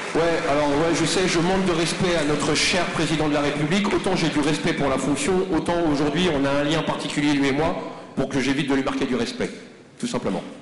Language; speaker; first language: French; native; French